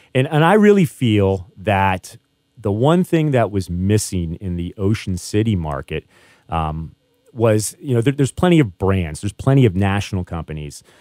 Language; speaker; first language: English; native; English